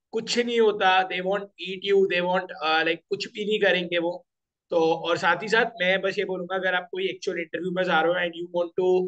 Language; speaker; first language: Hindi; native; Hindi